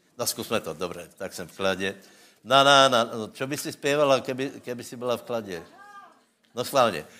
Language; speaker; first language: Czech; non-native, local second language; Slovak